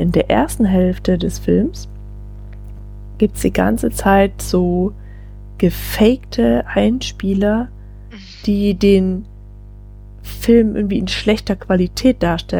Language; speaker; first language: German; native; German